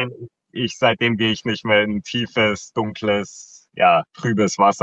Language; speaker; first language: German; native; German